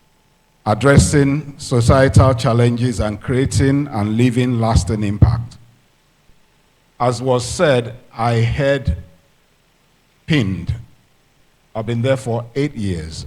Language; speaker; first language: English; non-native, local second language; Yoruba